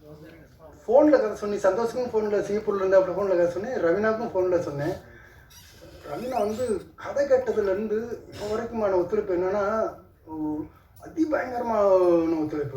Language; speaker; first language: Tamil; native; Tamil